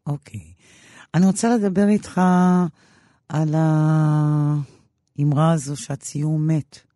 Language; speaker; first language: Hebrew; native; Hebrew